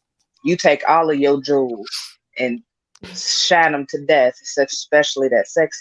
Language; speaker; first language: English; native; English